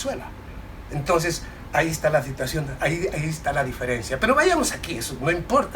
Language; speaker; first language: Spanish; native; Spanish